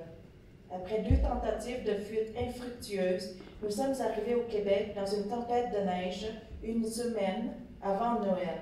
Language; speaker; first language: French; early bilingual, other home language; Vietnamese